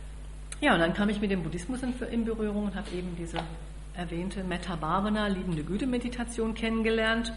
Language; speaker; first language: German; native; German